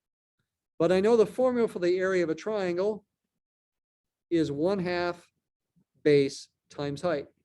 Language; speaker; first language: English; native; English